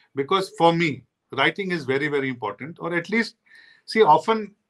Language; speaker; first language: English; non-native, local second language; Hindi